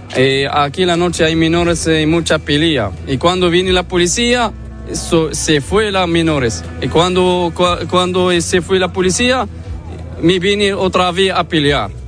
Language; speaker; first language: Spanish; non-native, learner; Arabic